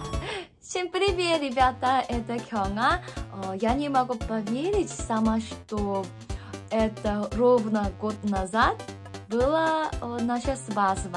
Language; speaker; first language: Russian; non-native, fluent; Korean